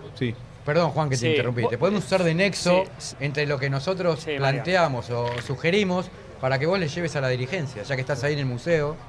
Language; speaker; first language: Spanish; native; Spanish